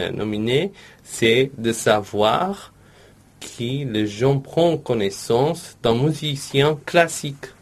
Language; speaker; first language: French; non-native, learner; Portuguese